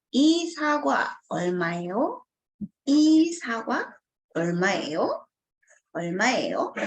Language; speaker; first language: Korean; non-native, fluent; Filipino